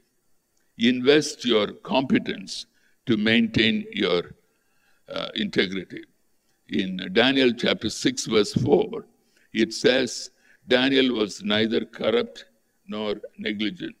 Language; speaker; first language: English; non-native, local second language; Tamil